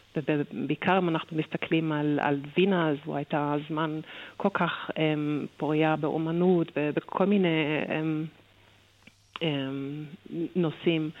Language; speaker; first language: Hebrew; non-native, fluent; German